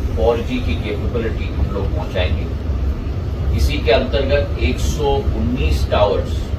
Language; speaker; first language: Hindi; native; Hindi